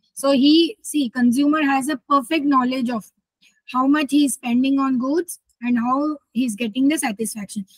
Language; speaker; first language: English; non-native, local second language; Telugu